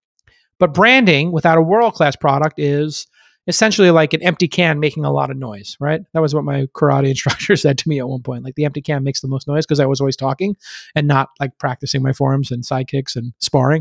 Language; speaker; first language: English; native; English